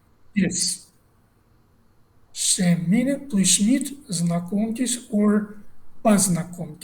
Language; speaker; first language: English; non-native, learner; Russian